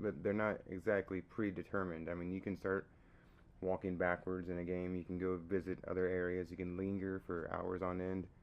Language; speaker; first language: English; native; English